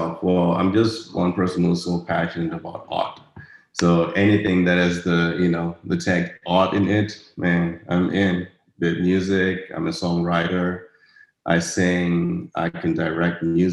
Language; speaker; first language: English; non-native, local second language; Shona